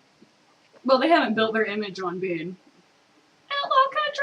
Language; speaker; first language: English; native; English